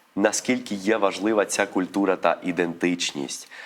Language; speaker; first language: Ukrainian; early bilingual, other home language; Spanish